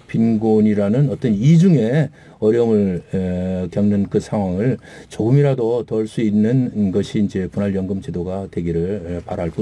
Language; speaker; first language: Korean; native; Korean